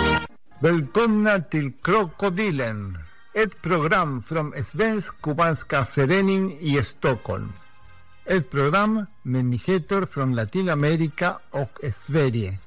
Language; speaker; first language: Swedish; non-native, fluent; Spanish